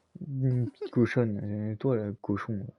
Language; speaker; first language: French; native; French